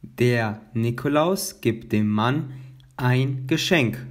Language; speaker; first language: German; non-native, fluent; Albanian